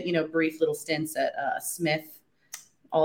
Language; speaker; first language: English; native; English